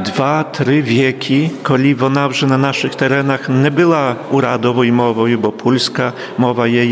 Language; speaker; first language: Polish; non-native, local second language; Ukrainian